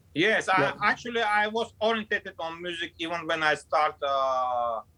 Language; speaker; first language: English; non-native, fluent; Azerbaijani